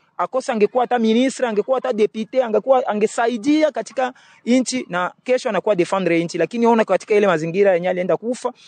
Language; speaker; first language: Swahili; native; Swahili